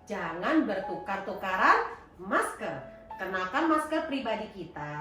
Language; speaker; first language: Indonesian; native; Indonesian